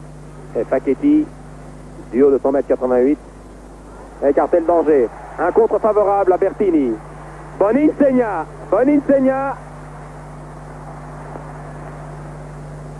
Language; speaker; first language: French; native; French